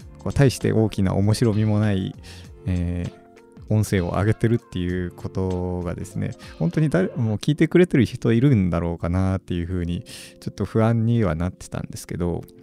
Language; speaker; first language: Japanese; native; Japanese